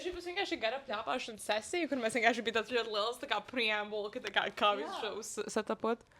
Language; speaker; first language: Latvian; native; Latvian